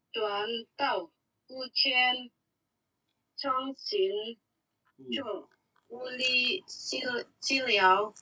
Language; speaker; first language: Chinese; non-native, learner; Indonesian